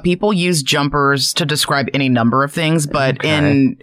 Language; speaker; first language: English; early bilingual, other home language; Chinese